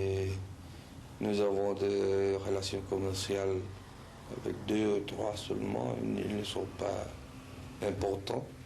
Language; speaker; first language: French; non-native, fluent; Spanish